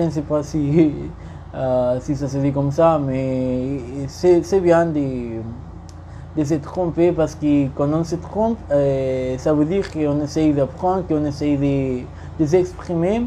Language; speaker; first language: French; non-native, learner; Spanish